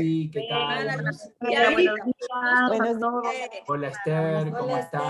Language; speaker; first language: Spanish; native; Spanish